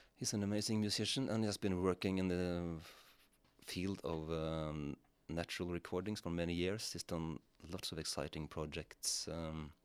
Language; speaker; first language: English; non-native, fluent; Norwegian